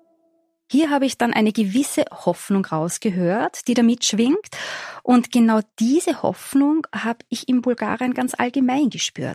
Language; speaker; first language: German; native; German